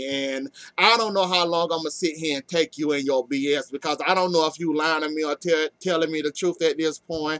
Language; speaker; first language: English; native; English